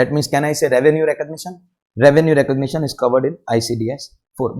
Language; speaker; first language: English; non-native, local second language; Hindi